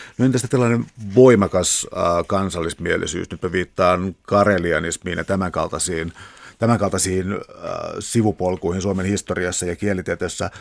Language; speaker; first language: Finnish; native; Finnish